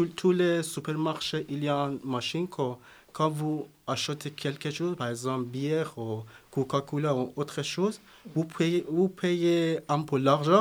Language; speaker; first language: French; non-native, learner; Persian